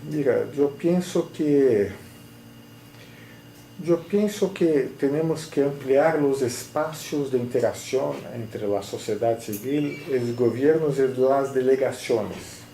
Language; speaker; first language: Spanish; non-native, fluent; Portuguese